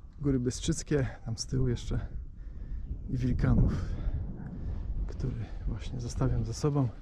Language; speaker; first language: Polish; native; Polish